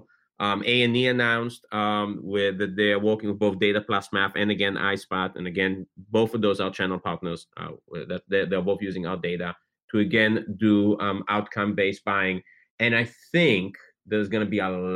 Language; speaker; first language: English; native; English